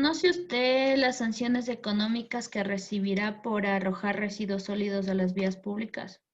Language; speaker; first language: Spanish; native; Spanish